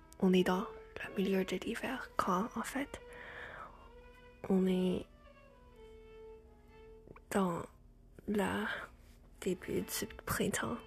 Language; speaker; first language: French; non-native, learner; English